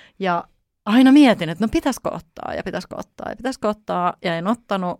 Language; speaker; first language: Finnish; native; Finnish